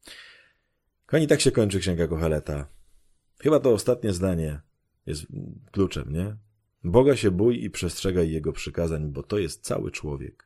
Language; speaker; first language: Polish; native; Polish